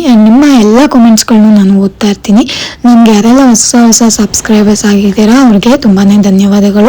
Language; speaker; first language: Kannada; native; Kannada